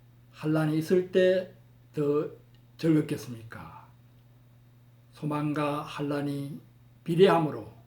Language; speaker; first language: Korean; native; Korean